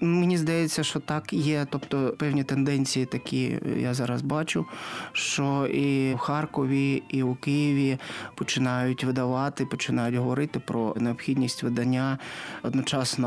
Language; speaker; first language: Ukrainian; non-native, local second language; Russian